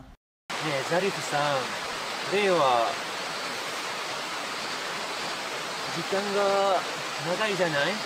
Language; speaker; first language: Japanese; non-native, learner; Malay